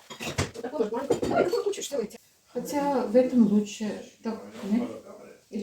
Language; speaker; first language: Russian; non-native, fluent; Armenian